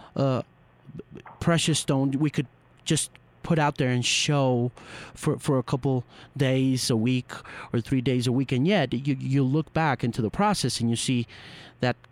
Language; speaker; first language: English; non-native, fluent; Spanish